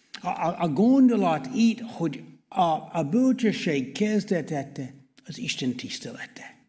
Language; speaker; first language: Hungarian; non-native, learner; English